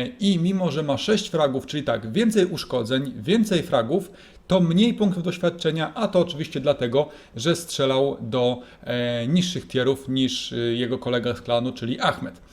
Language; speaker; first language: Polish; native; Polish